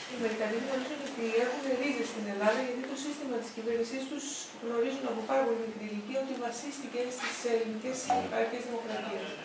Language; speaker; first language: Greek; native; Greek